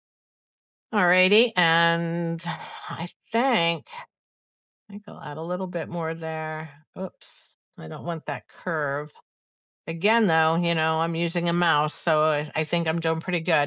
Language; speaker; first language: English; native; English